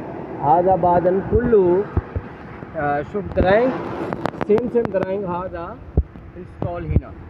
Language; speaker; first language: Arabic; non-native, learner; Hindi